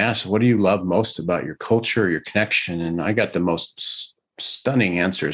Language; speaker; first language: English; native; English